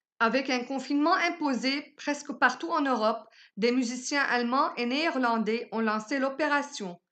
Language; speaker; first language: French; non-native, local second language; Arabic